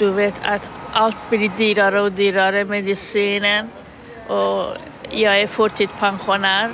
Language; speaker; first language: Swedish; non-native, fluent; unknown